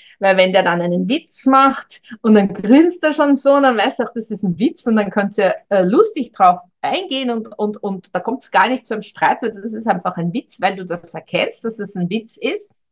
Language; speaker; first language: German; native; German